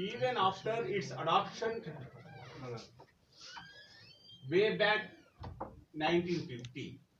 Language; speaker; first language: English; non-native, local second language; Telugu